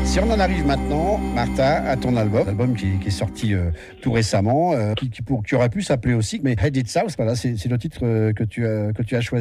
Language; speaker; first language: French; native; French